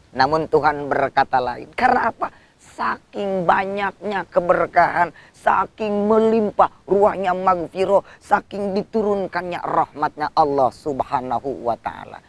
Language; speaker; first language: Indonesian; non-native, local second language; Sundanese